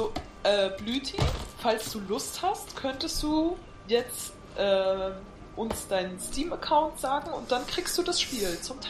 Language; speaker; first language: German; native; German